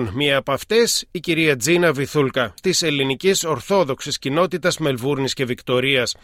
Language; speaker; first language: Greek; native; Greek